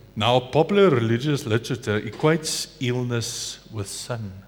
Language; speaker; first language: English; non-native, local second language; Afrikaans